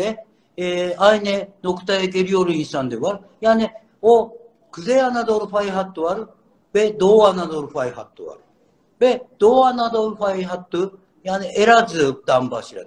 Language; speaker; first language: Turkish; non-native, learner; Japanese